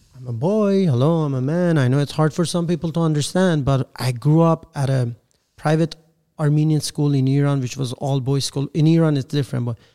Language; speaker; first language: English; non-native, fluent; Persian